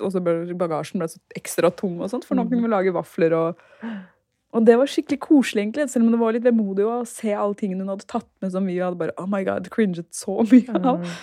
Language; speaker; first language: Norwegian; early bilingual, other home language; Turkish